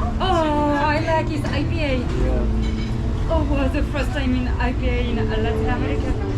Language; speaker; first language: English; non-native, learner; French